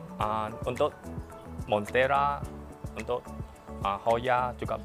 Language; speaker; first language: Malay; non-native, local second language; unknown